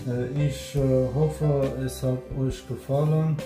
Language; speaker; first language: German; non-native, learner; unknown